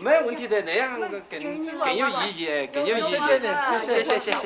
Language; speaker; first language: Chinese; native; Chinese